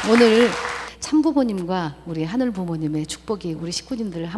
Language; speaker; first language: Korean; native; Korean